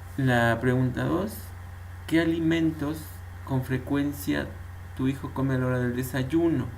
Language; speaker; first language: Spanish; native; Spanish